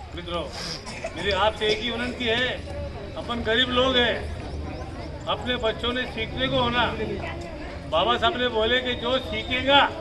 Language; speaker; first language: Hindi; non-native, local second language; Marathi